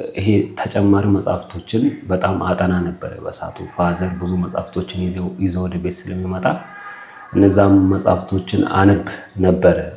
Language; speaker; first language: Amharic; non-native, local second language; Oromo